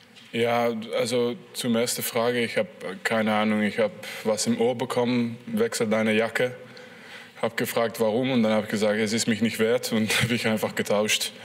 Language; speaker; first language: German; non-native, fluent; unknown